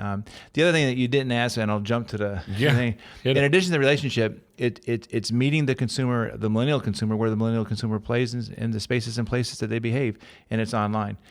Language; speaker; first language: English; native; English